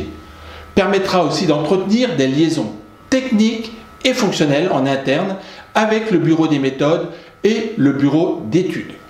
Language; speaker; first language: French; native; French